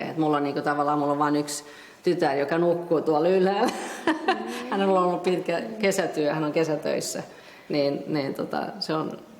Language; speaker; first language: Finnish; non-native, fluent; Japanese